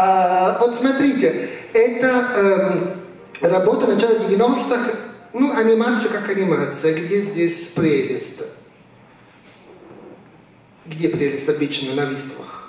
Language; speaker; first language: Russian; non-native, fluent; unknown